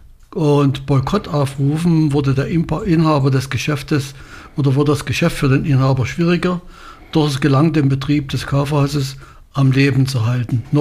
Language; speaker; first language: German; native; German